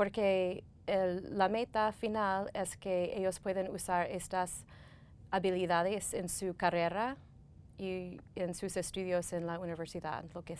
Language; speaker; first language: Spanish; non-native, fluent; English